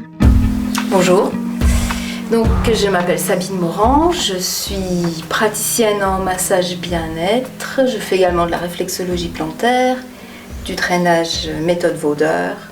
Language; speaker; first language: French; native; French